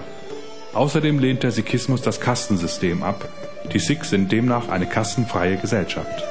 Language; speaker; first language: German; native; German